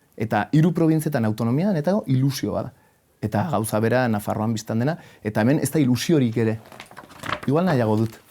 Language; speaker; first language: Basque; non-native, local second language; Spanish